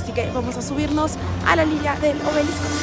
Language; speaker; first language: Spanish; native; Spanish